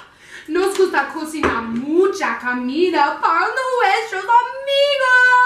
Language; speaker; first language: Spanish; non-native, learner; English